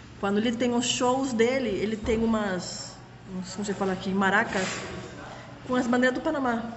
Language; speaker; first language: Portuguese; non-native, fluent; Spanish